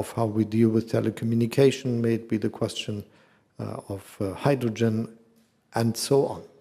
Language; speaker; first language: English; non-native, fluent; German